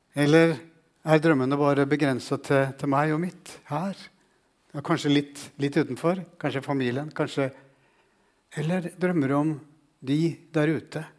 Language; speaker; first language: Norwegian; native; Norwegian